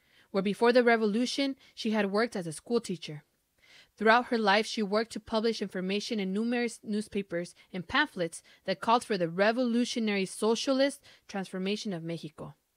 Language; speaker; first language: English; native; English